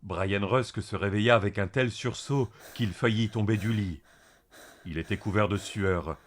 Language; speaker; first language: French; native; French